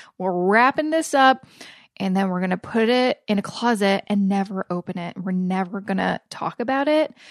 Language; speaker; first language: English; native; English